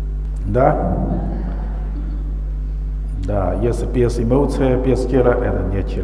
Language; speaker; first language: Russian; non-native, learner; Chinese